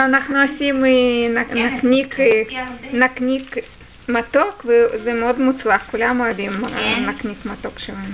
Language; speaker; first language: Hebrew; non-native, fluent; Russian